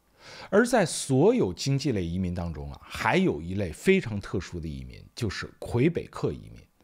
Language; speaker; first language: Chinese; native; Chinese